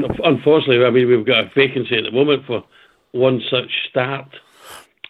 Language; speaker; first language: English; native; English